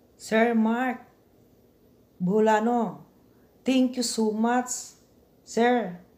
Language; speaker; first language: Filipino; non-native, local second language; Cebuano